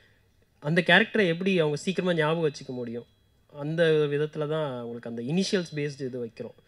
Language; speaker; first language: Tamil; native; Tamil